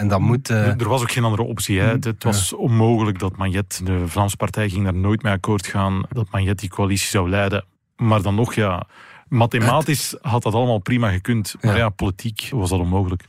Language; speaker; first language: Dutch; native; Dutch